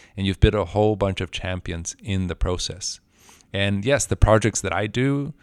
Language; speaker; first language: English; non-native, fluent; Spanish